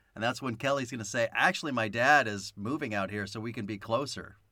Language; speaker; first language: English; native; English